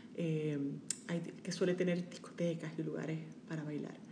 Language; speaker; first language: Spanish; native; Spanish